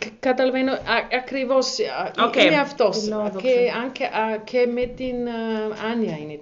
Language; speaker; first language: Greek; non-native, learner; German